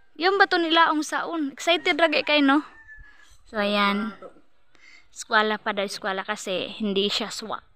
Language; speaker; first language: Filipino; non-native, local second language; Cebuano